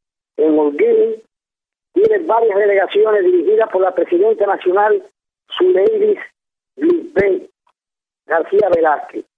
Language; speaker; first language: Spanish; native; Spanish